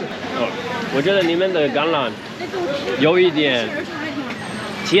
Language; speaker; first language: Chinese; non-native, learner; English